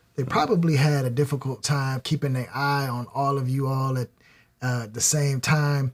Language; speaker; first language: English; native; English